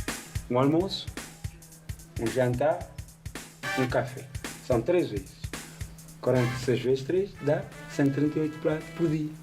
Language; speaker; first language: Portuguese; non-native, local second language; Kabuverdianu